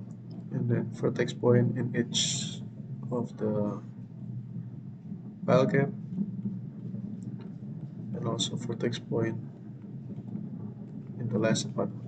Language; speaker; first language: English; non-native, fluent; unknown